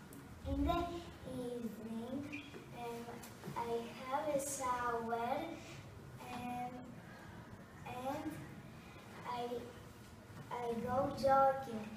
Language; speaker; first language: English; non-native, learner; Greek